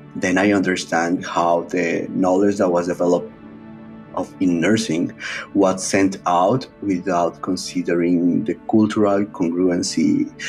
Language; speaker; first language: English; non-native, fluent; Spanish